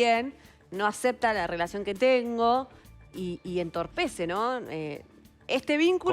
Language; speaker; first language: Spanish; native; Spanish